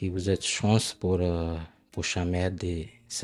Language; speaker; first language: French; non-native, learner; Punjabi